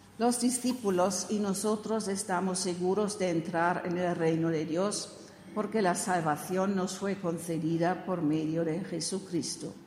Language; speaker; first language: Spanish; non-native, fluent; German